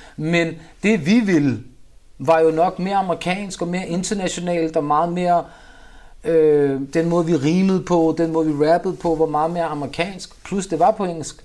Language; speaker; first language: Danish; early bilingual, other home language; Urdu